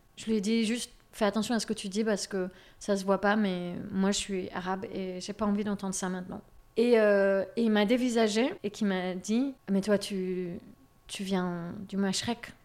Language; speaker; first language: French; native; French